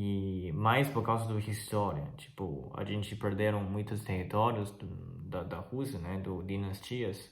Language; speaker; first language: Portuguese; non-native, fluent; Chinese